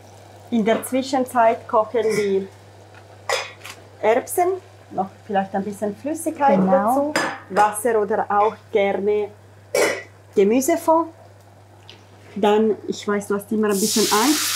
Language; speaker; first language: German; non-native, fluent; Italian